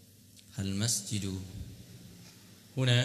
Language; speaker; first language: Arabic; non-native, learner; Indonesian